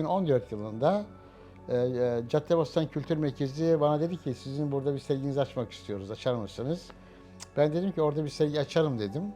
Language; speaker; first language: Turkish; native; Turkish